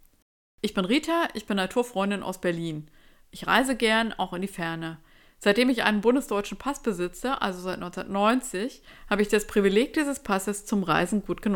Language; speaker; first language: German; native; German